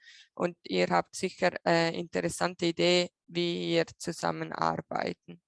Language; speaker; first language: German; non-native, local second language; Italian